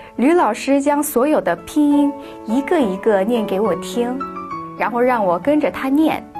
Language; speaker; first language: Chinese; early bilingual, other home language; Korean